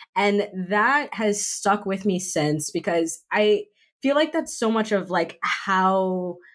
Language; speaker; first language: English; native; English